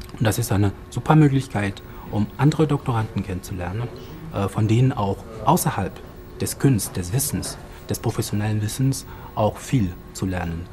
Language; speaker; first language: German; non-native, fluent; French